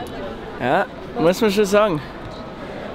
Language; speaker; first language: German; native; German